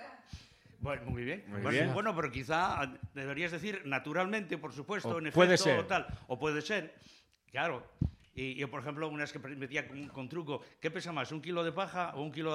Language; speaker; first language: Spanish; native; Spanish